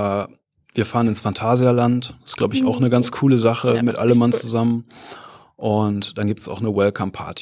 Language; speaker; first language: German; native; German